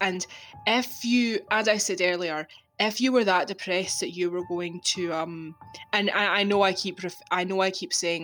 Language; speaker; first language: English; native; English